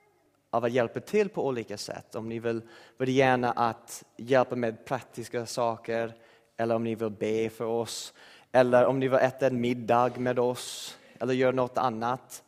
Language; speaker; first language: Swedish; non-native, fluent; English